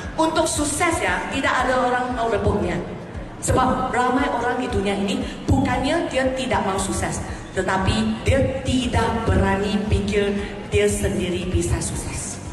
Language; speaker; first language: Malay; non-native, local second language; Chinese